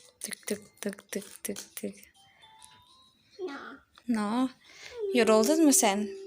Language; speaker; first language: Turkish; non-native, learner; Filipino